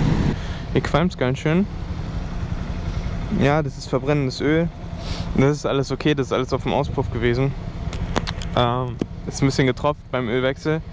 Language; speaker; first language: German; native; German